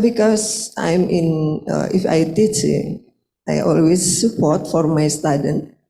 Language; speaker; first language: English; non-native, learner; Indonesian